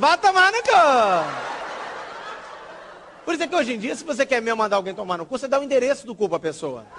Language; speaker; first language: Portuguese; native; Portuguese